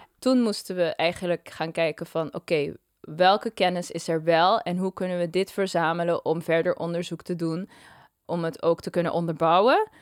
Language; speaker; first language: Dutch; non-native, local second language; Papiamento